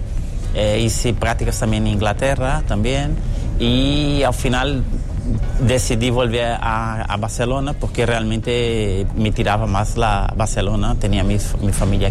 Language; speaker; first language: Spanish; early bilingual, heritage; Portuguese